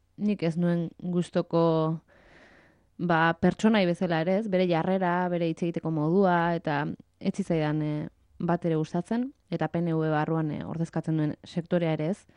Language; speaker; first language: Basque; native; Basque